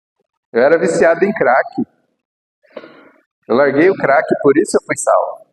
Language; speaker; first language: Portuguese; native; Portuguese